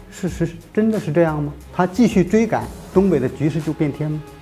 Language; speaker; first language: Chinese; native; Chinese